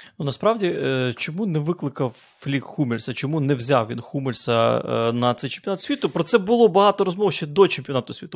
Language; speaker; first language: Ukrainian; native; Ukrainian